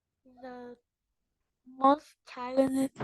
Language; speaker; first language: English; non-native, learner; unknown